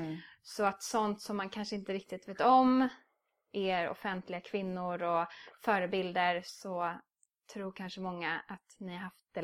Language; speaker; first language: Swedish; native; Swedish